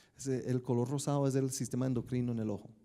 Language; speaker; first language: Spanish; native; Spanish